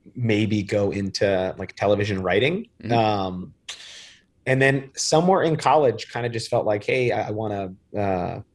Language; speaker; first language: English; native; English